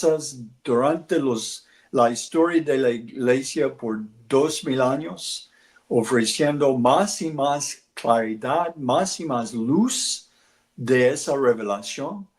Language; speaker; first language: Spanish; non-native, learner; English